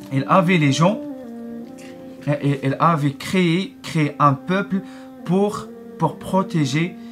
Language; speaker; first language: French; non-native, learner; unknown